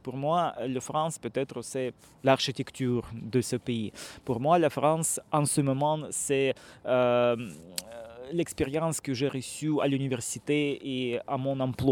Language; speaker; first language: French; non-native, fluent; Russian